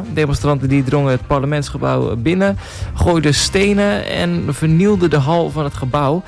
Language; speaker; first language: Dutch; native; Dutch